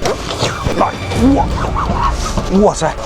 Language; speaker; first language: Chinese; native; Chinese